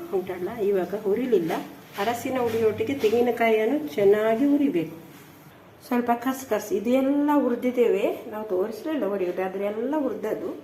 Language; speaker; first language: Kannada; non-native, local second language; Tulu